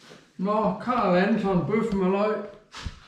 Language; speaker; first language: Danish; native; Danish